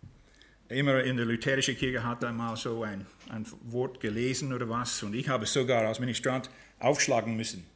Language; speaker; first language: German; non-native, fluent; English